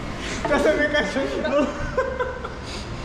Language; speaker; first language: Spanish; non-native, learner; Korean